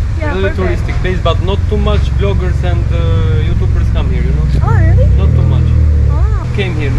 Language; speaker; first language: English; non-native, fluent; Albanian